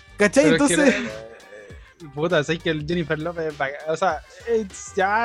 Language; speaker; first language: Spanish; native; Spanish